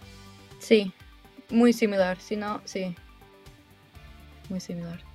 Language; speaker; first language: Spanish; early bilingual, heritage; Spanish